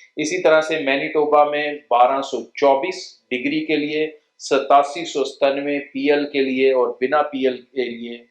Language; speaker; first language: Hindi; non-native, local second language; Punjabi